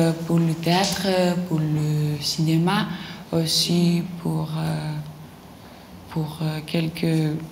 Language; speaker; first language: French; non-native, learner; Lithuanian